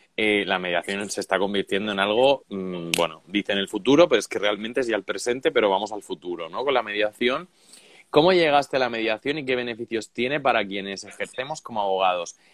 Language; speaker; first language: Spanish; native; Spanish